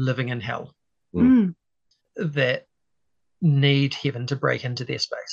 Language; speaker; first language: English; native; English